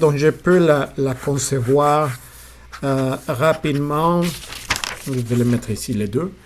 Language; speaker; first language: French; non-native, fluent; Spanish